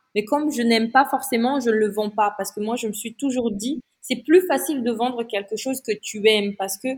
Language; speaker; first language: French; non-native, local second language; Malagasy